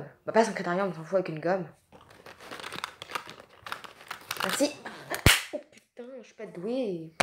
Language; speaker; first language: French; native; French